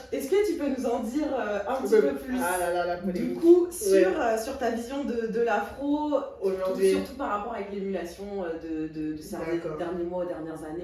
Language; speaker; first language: French; native; French